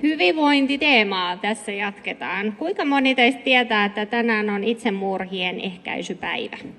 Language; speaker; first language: Finnish; native; Finnish